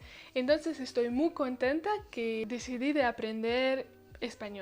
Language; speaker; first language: Spanish; non-native, learner; Russian